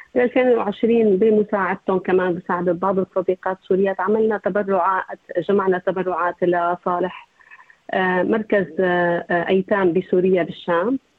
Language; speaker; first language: Arabic; native; Arabic